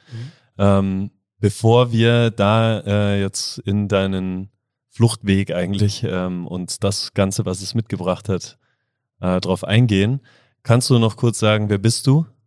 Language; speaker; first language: German; native; German